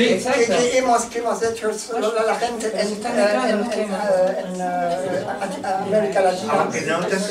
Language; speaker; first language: Spanish; non-native, learner; German